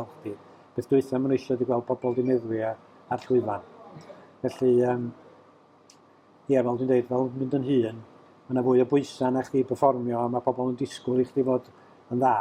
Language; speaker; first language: Welsh; native; Welsh